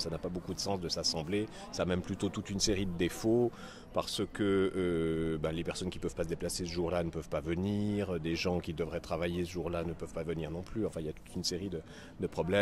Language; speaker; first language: French; native; French